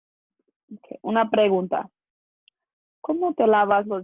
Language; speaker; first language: Spanish; non-native, fluent; English